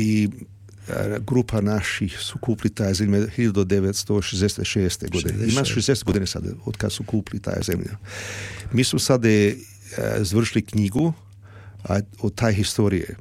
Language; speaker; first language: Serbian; early bilingual, heritage; Serbian